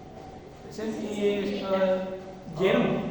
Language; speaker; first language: English; non-native, learner; Indonesian